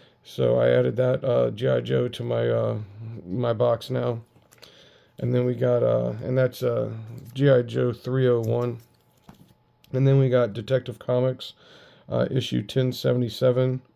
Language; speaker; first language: English; native; English